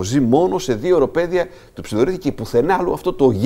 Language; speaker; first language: Greek; native; Greek